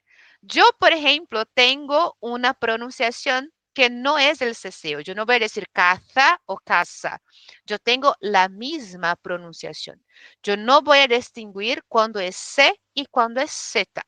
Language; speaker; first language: Spanish; non-native, fluent; Portuguese